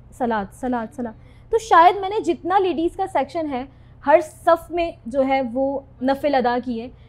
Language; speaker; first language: Urdu; native; Urdu